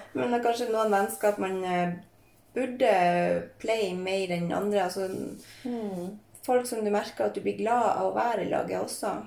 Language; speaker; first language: Norwegian; native; Norwegian